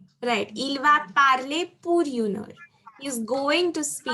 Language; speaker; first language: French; non-native, fluent; Hindi